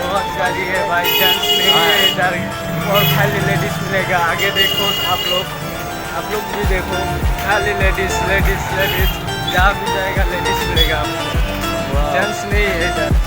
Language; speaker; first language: Hindi; non-native, local second language; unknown